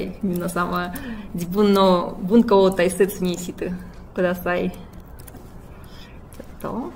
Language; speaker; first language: Japanese; non-native, fluent; Russian